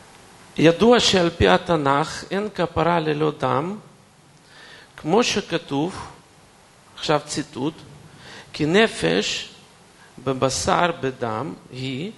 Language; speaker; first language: Hebrew; non-native, fluent; Russian